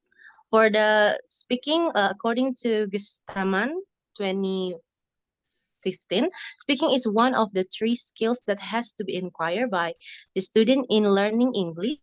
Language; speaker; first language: English; non-native, learner; Indonesian